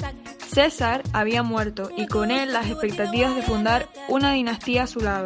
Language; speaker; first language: Spanish; native; Spanish